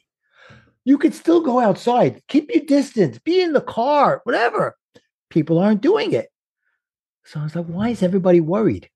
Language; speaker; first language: English; native; English